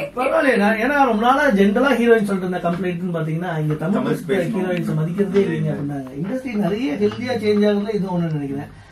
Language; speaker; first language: Tamil; native; Tamil